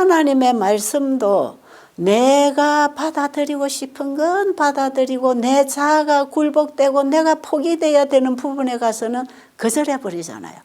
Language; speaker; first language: Korean; native; Korean